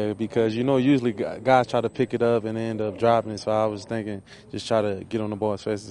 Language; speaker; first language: English; native; English